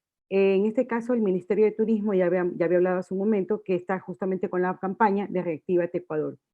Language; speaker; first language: Spanish; native; Spanish